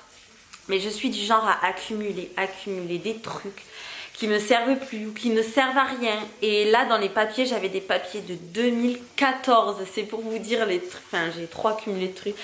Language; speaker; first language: French; native; French